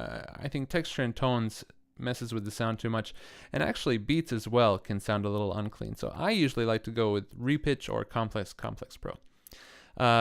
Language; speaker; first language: English; native; English